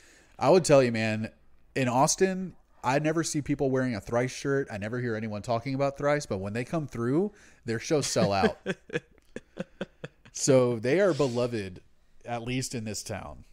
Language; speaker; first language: English; native; English